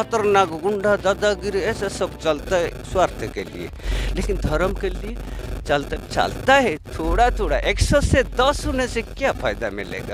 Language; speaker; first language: Hindi; non-native, local second language; Odia